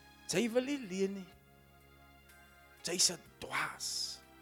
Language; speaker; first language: Afrikaans; early bilingual, heritage; Afrikaans